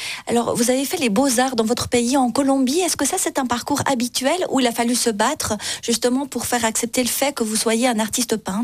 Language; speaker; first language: French; native; French